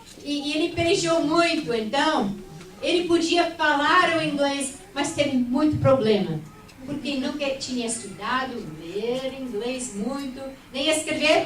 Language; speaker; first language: Portuguese; non-native, fluent; English